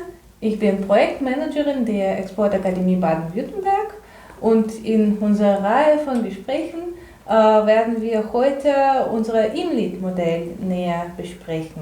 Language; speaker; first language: German; non-native, fluent; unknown